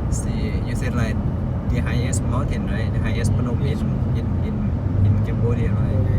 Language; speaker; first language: English; non-native, learner; Thai